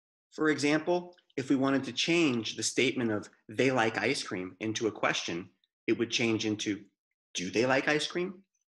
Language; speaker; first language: English; native; English